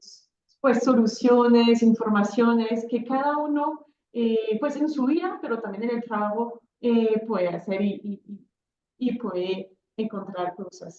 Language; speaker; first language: Spanish; non-native, fluent; French